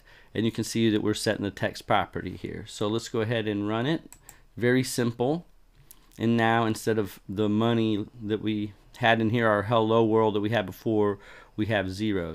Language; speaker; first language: English; native; English